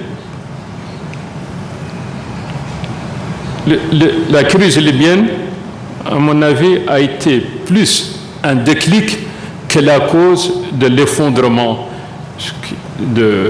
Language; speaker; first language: French; non-native, local second language; Arabic